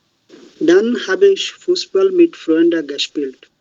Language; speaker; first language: German; non-native, learner; Bangla